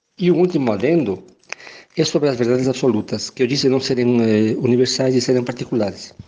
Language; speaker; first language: Portuguese; non-native, fluent; Spanish